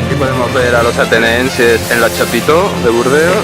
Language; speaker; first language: Spanish; non-native, local second language; Catalan